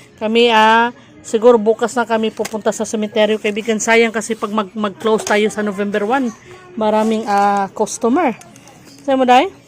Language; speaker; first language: Filipino; non-native, local second language; Cebuano